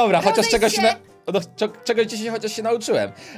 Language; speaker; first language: Polish; native; Polish